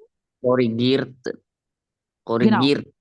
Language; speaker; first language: German; non-native, learner; Indonesian